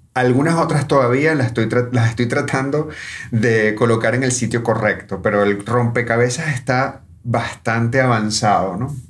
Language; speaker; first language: Spanish; native; Spanish